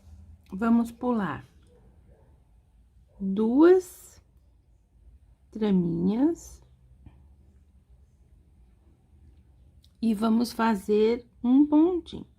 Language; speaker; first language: Portuguese; native; Portuguese